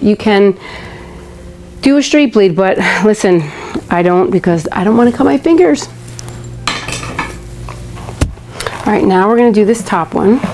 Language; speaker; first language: English; native; English